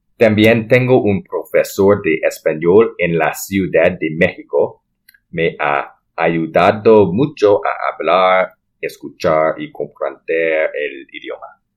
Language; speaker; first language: Spanish; non-native, learner; English